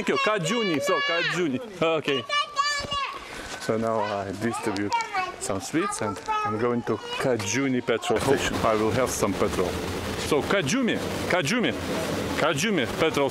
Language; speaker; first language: English; non-native, learner; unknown